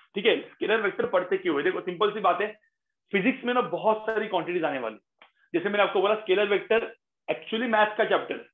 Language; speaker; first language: Hindi; non-native, local second language; Marathi